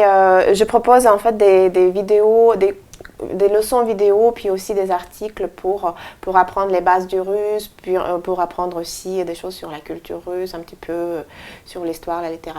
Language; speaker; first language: French; non-native, fluent; Russian